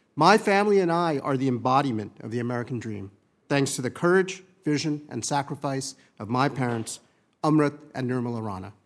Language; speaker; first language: English; early bilingual, other home language; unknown